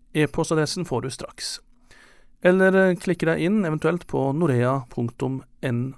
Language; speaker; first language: Norwegian; native; Norwegian